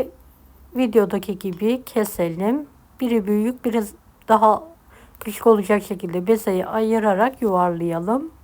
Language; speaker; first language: Turkish; native; Turkish